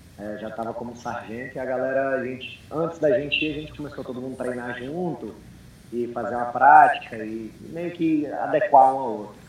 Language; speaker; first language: Portuguese; early bilingual, heritage; Portuguese